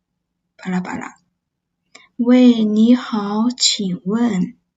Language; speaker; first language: Chinese; non-native, fluent; English